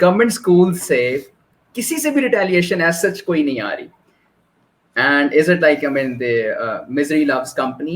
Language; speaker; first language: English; non-native, local second language; Urdu